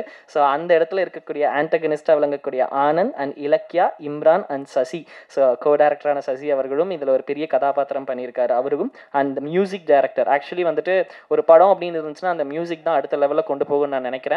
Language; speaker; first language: Tamil; native; Tamil